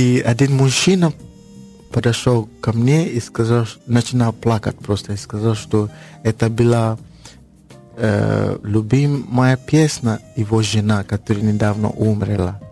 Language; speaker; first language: Russian; non-native, learner; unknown